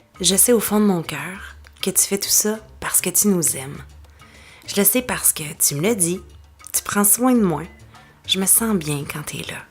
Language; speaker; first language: French; native; French